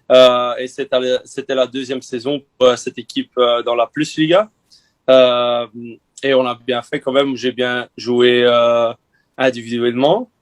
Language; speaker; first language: French; non-native, local second language; Dutch